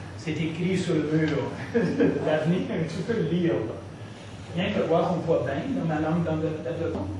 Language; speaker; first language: French; non-native, local second language; English